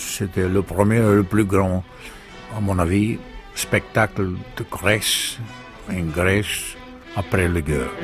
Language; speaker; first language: French; non-native, learner; Greek